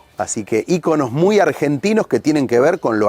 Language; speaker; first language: Spanish; native; Spanish